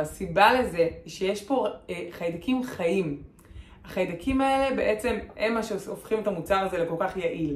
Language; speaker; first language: Hebrew; native; Hebrew